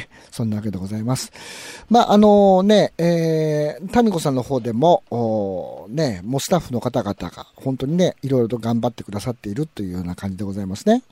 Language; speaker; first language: Japanese; native; Japanese